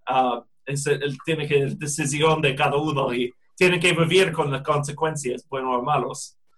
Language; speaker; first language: Spanish; non-native, fluent; English